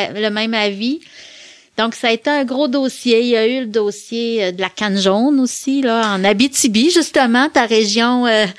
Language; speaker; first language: French; native; French